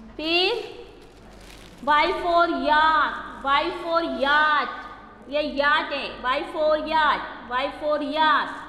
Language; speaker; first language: Hindi; non-native, local second language; Gujarati